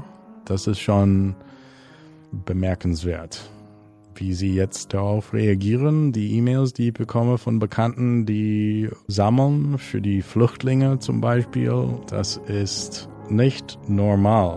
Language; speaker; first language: German; non-native, fluent; English